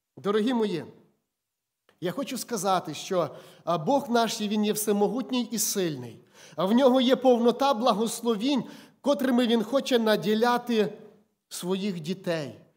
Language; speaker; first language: Ukrainian; native; Ukrainian